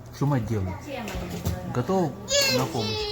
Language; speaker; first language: Russian; native; Russian